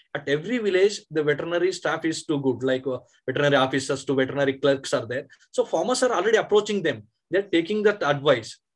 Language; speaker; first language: English; non-native, local second language; Kannada